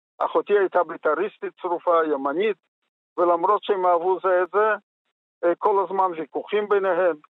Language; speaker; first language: Hebrew; non-native, fluent; Yiddish